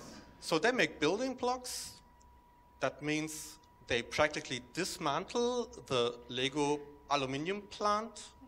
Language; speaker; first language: English; non-native, fluent; German